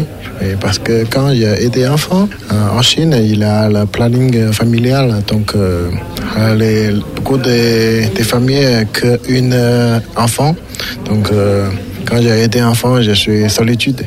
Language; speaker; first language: French; non-native, learner; Chinese